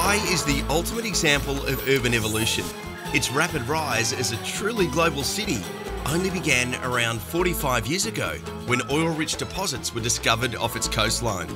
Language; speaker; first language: English; native; English